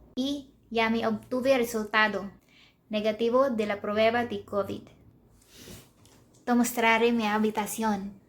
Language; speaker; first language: Spanish; non-native, learner; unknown